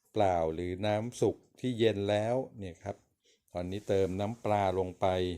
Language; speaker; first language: Thai; native; Thai